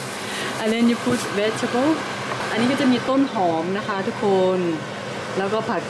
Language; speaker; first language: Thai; non-native, local second language; Northeastern Thai